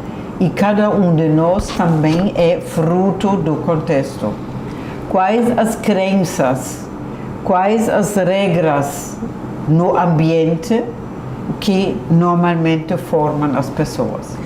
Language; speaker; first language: Portuguese; non-native, fluent; German